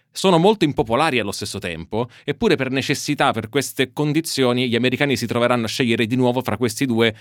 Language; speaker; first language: Italian; native; Italian